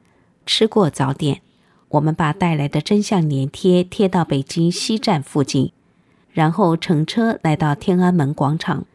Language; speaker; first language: Chinese; native; Chinese